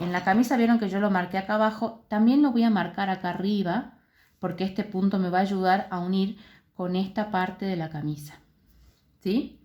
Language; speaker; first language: Spanish; native; Spanish